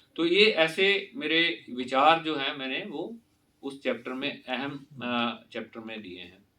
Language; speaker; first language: Hindi; non-native, local second language; Punjabi